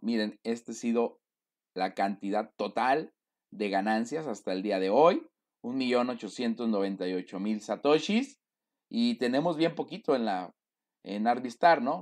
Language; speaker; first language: Spanish; native; Spanish